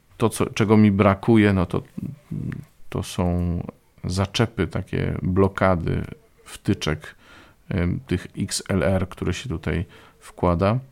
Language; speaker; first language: Polish; native; Polish